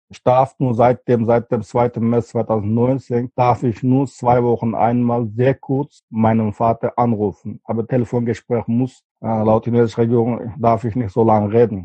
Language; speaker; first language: German; non-native, fluent; Uyghur